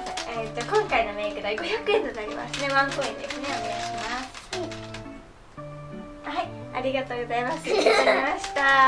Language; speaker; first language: Japanese; native; Japanese